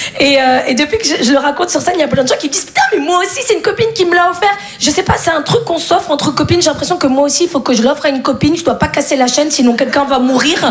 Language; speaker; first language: French; native; French